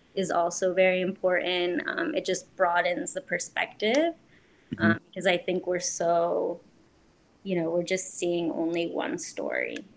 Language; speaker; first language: English; native; English